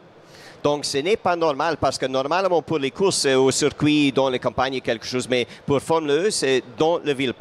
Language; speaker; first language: French; non-native, fluent; English